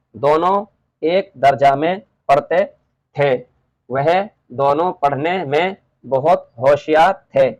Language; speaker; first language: Hindi; native; Hindi